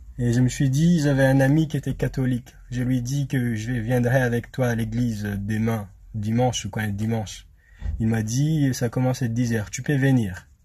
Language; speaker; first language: French; non-native, local second language; Malagasy